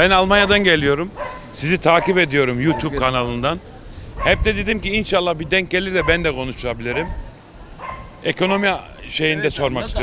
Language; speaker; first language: Turkish; early bilingual, heritage; Turkish